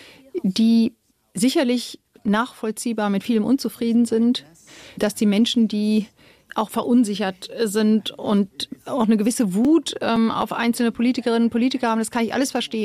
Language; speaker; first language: German; native; German